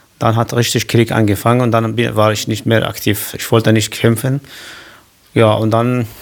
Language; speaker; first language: German; non-native, learner; Kurdish